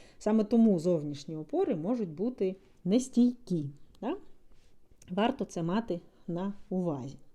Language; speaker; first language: Ukrainian; non-native, local second language; Russian